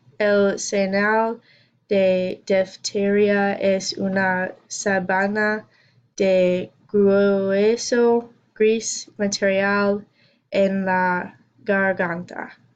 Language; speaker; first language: Spanish; non-native, learner; English